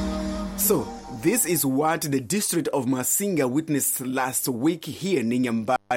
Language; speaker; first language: English; non-native, fluent; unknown